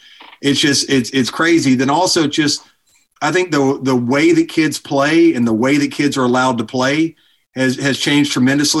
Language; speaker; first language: English; native; English